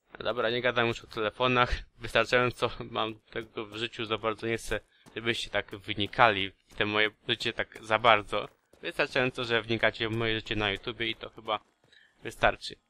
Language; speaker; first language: Polish; early bilingual, heritage; Polish